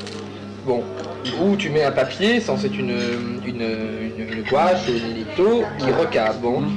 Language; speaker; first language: French; native; French